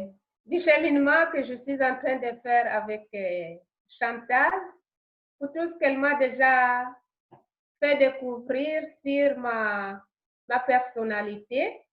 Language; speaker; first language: French; non-native, learner; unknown